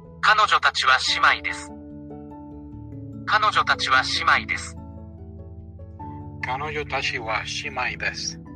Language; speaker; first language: Japanese; non-native, learner; English